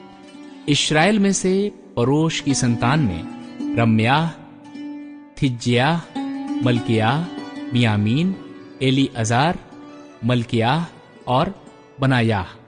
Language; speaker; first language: Hindi; native; Hindi